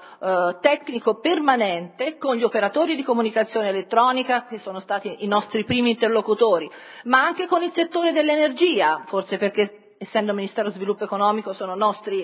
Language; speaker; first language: Italian; native; Italian